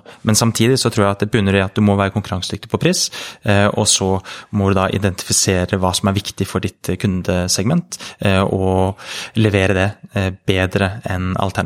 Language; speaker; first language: Norwegian; native; Norwegian